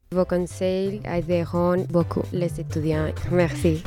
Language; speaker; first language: French; non-native, learner; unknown